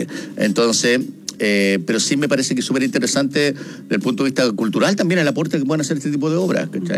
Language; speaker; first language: Spanish; native; Spanish